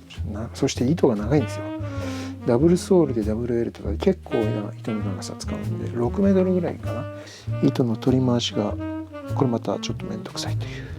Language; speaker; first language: Japanese; native; Japanese